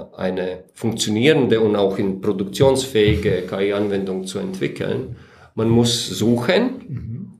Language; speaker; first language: German; non-native, fluent; Latvian